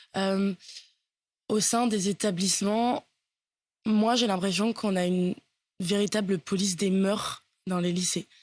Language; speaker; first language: French; native; French